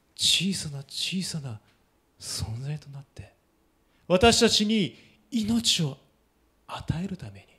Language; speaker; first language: Japanese; native; Japanese